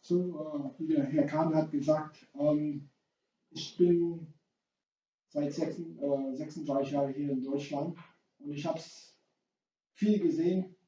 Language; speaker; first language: German; non-native, fluent; English